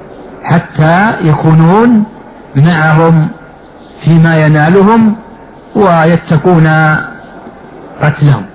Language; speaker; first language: Arabic; native; Arabic